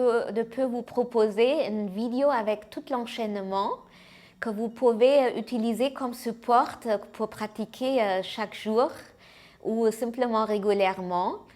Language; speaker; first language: French; non-native, fluent; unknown